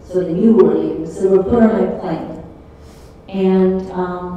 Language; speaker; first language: English; early bilingual, other home language; Czech